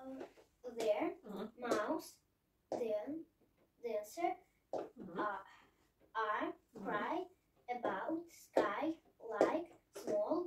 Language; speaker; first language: English; non-native, learner; Russian